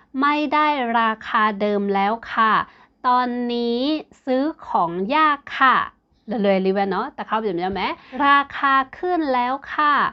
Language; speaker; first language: Thai; non-native, fluent; Burmese